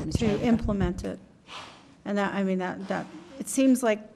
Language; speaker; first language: English; native; English